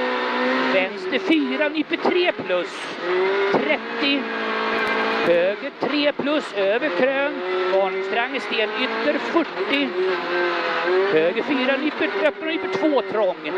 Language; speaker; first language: Swedish; native; Swedish